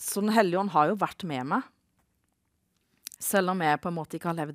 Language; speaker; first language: Norwegian; native; Norwegian